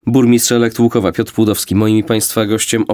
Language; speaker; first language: Polish; native; Polish